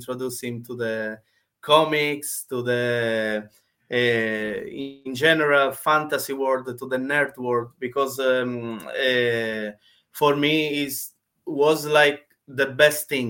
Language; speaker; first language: English; non-native, learner; Italian